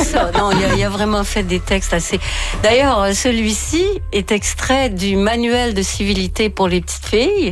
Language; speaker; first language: French; native; French